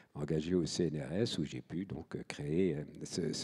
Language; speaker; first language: French; native; French